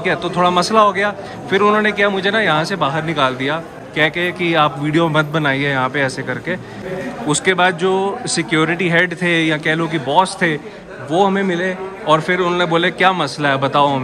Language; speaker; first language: Hindi; native; Hindi